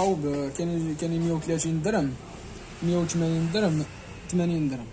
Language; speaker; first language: Arabic; native; Arabic